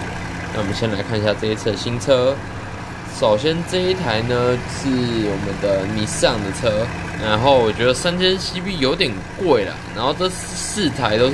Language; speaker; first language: Chinese; native; Chinese